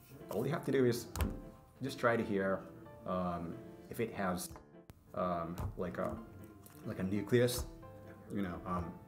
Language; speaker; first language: English; non-native, fluent; Japanese